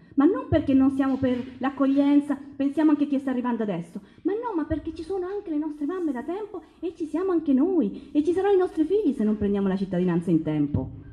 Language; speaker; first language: Italian; early bilingual, other home language; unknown